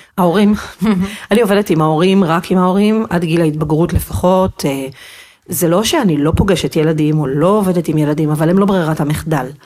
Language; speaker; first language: Hebrew; native; Hebrew